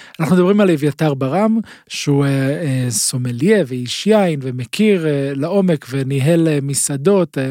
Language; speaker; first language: Hebrew; native; Hebrew